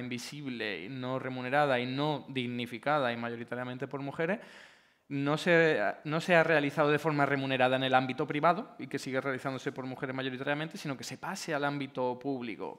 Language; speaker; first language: Spanish; native; Spanish